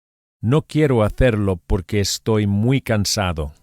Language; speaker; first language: Spanish; non-native, fluent; English